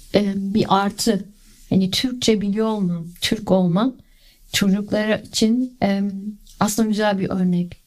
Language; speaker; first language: Turkish; early bilingual, heritage; Turkish